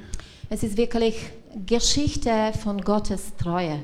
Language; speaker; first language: German; non-native, learner; Czech